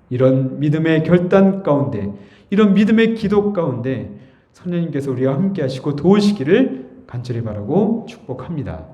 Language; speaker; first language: Korean; native; Korean